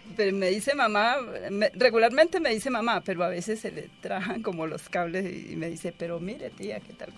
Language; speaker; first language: Spanish; native; Spanish